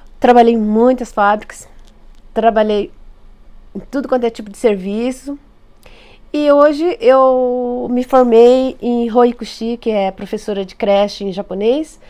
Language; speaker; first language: Portuguese; native; Portuguese